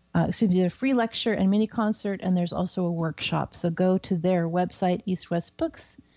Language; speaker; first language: English; native; English